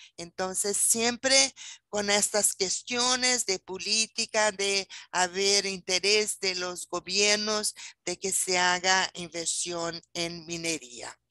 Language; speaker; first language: Spanish; non-native, fluent; Portuguese